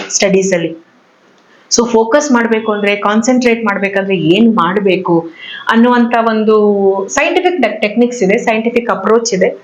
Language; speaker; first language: Kannada; native; Kannada